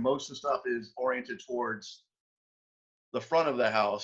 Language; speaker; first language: English; native; English